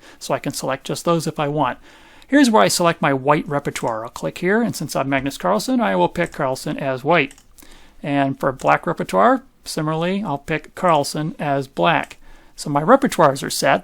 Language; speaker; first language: English; native; English